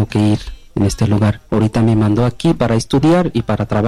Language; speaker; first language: Spanish; non-native, learner; Bangla